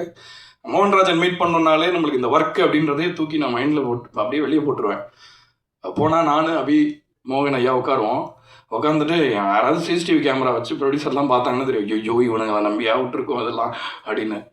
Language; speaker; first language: Tamil; native; Tamil